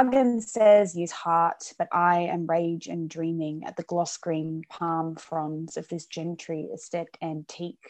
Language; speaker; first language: English; native; English